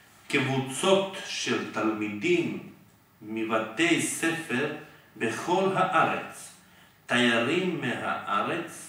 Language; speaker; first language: Hebrew; non-native, fluent; Serbian